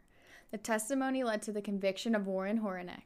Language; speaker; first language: English; native; English